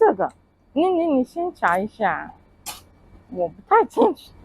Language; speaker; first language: Chinese; non-native, fluent; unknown